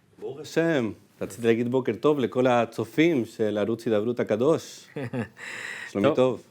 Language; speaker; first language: Hebrew; non-native, fluent; Spanish